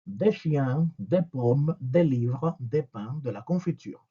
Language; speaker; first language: French; non-native, fluent; Spanish